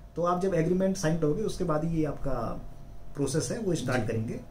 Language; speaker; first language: Hindi; native; Hindi